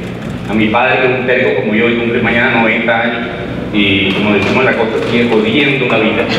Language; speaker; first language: Spanish; native; Spanish